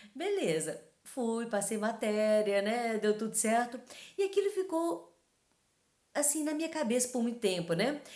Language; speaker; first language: Portuguese; early bilingual, other home language; Chinese